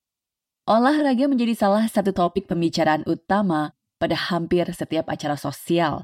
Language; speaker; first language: Indonesian; native; Indonesian